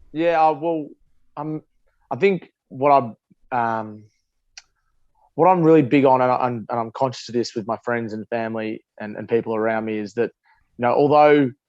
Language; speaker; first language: English; native; English